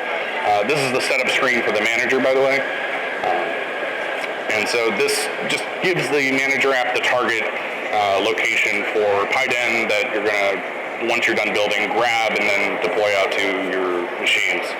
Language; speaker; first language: English; native; English